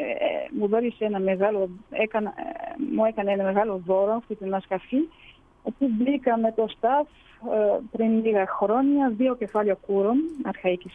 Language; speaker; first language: Greek; early bilingual, heritage; Greek